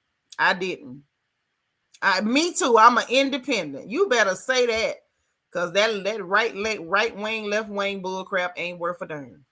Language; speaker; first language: English; native; English